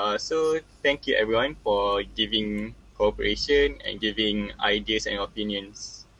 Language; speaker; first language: English; non-native, local second language; Malay